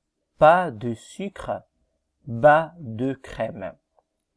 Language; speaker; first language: French; non-native, fluent; Arabic